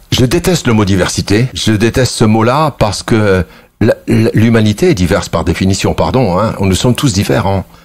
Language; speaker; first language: French; early bilingual, other home language; Kabyle